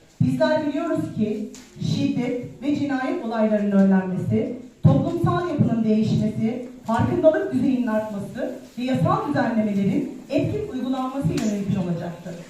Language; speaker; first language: Turkish; native; Turkish